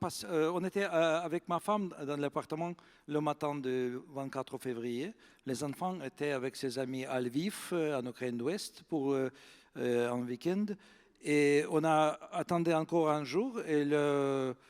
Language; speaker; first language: French; non-native, fluent; Russian